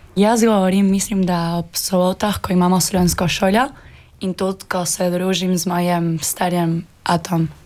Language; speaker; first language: Slovenian; early bilingual, heritage; Slovenian